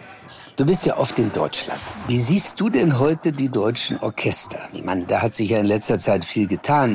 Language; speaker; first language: German; native; German